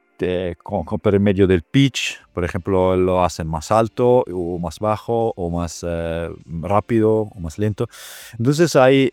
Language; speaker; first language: Spanish; non-native, fluent; Italian